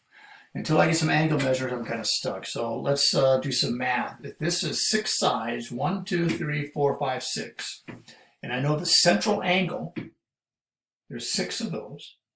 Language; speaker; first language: English; native; English